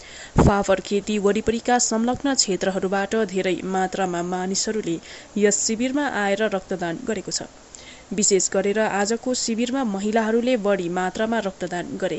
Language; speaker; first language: Nepali; native; Nepali